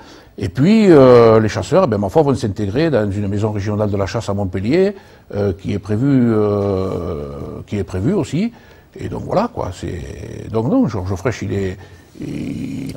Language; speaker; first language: French; native; French